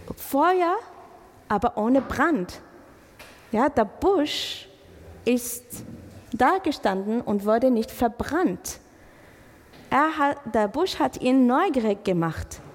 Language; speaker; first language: German; non-native, fluent; Arabic